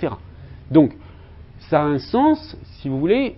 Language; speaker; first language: French; native; French